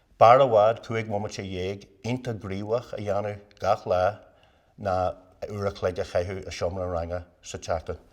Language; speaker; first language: Irish; non-native, local second language; English